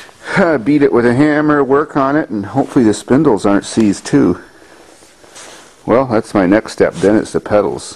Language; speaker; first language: English; native; English